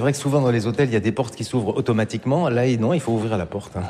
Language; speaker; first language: French; native; French